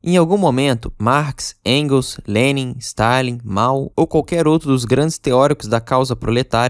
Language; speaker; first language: Portuguese; native; Portuguese